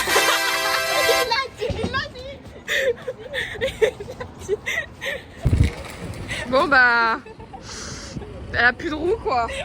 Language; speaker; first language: French; native; French